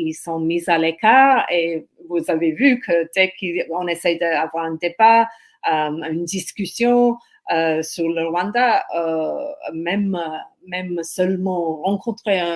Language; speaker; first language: French; non-native, fluent; English